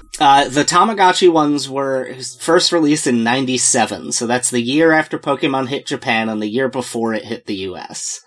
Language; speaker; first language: English; native; English